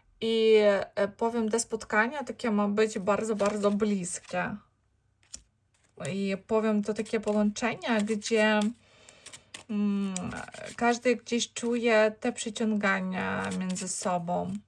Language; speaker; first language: Polish; non-native, learner; Ukrainian